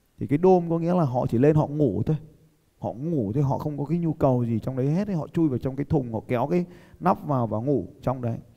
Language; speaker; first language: Vietnamese; native; Vietnamese